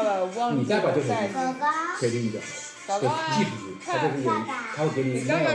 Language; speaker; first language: Chinese; native; Chinese